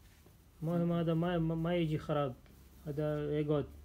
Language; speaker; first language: Arabic; non-native, learner; Urdu